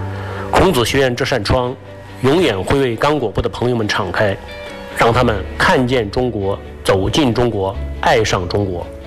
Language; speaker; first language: Chinese; native; Chinese